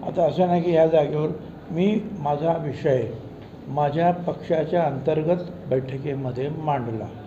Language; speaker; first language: Marathi; native; Marathi